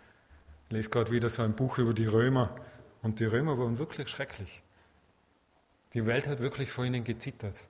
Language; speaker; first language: German; native; German